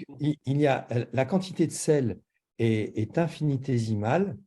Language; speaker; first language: French; native; French